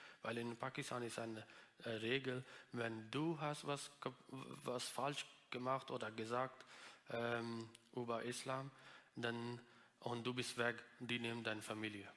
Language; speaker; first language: German; non-native, learner; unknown